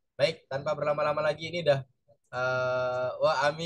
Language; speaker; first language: Indonesian; native; Indonesian